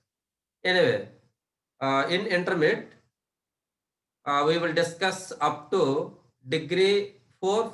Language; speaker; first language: English; non-native, local second language; Telugu